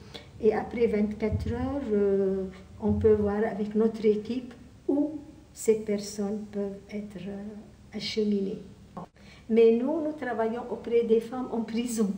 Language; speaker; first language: French; non-native, local second language; Arabic